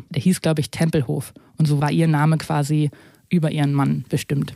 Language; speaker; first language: German; native; German